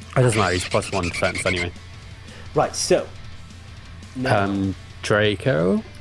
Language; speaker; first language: English; native; English